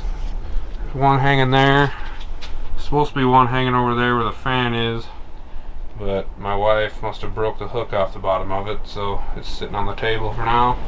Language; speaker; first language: English; native; English